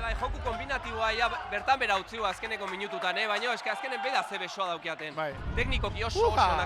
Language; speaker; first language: Basque; native; Basque